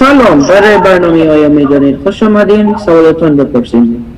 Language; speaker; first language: Persian; early bilingual, heritage; Persian